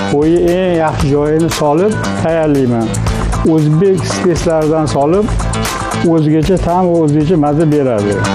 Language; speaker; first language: Uzbek; native; Uzbek